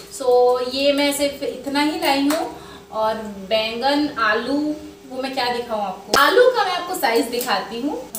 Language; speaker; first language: Hindi; non-native, local second language; Bangla